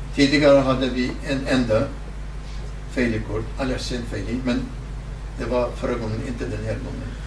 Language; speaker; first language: Swedish; non-native, fluent; Kurdish